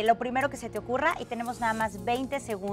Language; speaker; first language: Spanish; native; Spanish